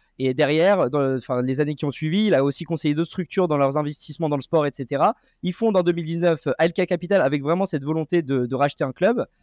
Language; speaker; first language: French; native; French